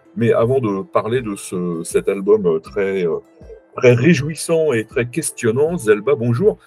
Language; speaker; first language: French; native; French